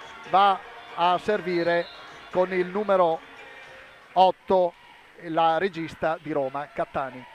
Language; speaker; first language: Italian; native; Italian